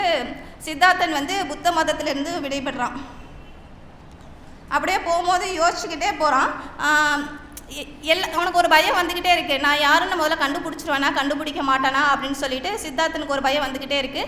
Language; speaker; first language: Tamil; native; Tamil